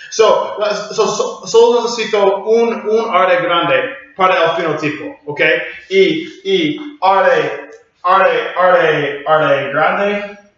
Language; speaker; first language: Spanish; non-native, learner; English